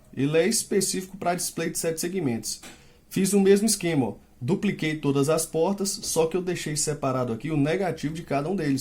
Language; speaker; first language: Portuguese; native; Portuguese